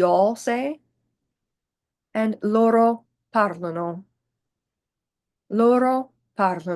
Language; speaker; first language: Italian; non-native, fluent; English